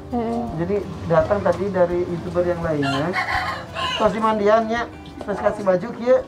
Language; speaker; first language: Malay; non-native, local second language; Sundanese